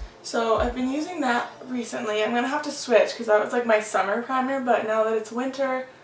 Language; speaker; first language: English; native; English